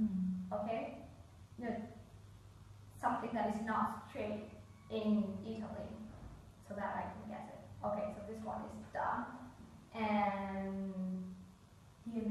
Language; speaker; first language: English; non-native, fluent; Vietnamese